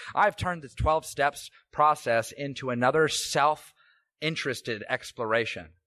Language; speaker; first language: English; native; English